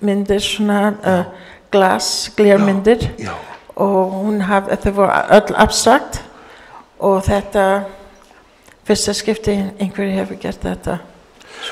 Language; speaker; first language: Icelandic; early bilingual, heritage; English